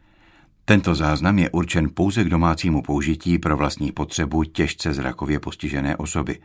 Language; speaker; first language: Czech; native; Czech